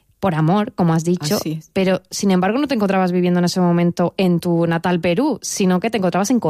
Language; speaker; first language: Spanish; native; Spanish